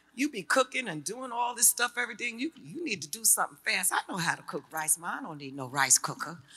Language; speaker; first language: English; native; English